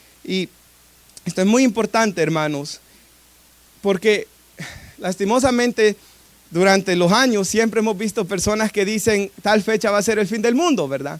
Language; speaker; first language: Spanish; native; Spanish